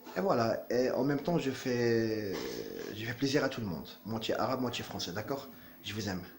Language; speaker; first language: French; non-native, local second language; Arabic